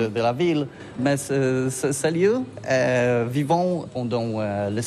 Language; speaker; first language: French; non-native, learner; Polish